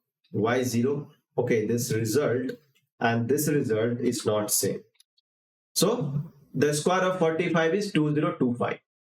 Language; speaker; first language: English; non-native, local second language; Hindi